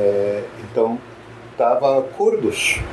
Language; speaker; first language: Portuguese; non-native, fluent; Arabic